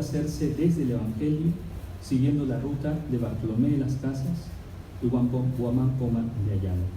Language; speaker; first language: Spanish; native; Spanish